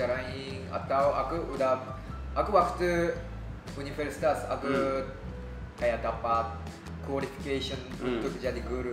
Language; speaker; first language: Indonesian; non-native, fluent; Japanese